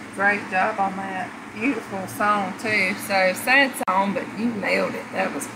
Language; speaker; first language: English; native; English